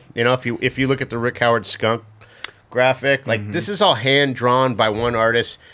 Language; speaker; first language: English; native; English